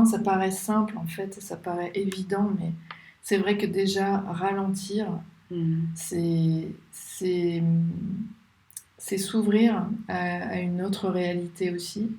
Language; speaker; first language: French; native; French